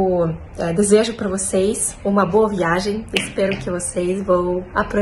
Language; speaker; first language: Portuguese; non-native, fluent; Russian